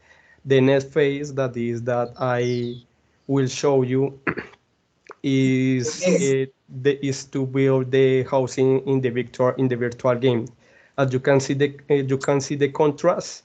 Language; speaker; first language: English; non-native, learner; Spanish